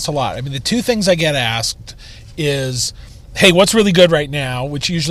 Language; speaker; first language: English; native; English